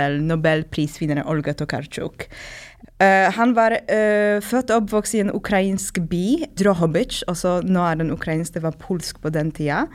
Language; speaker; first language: Norwegian; non-native, fluent; Polish